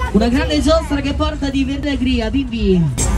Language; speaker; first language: Italian; native; Italian